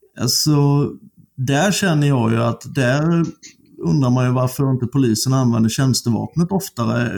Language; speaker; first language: Swedish; native; Swedish